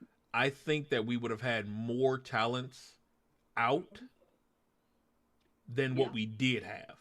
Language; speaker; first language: English; native; English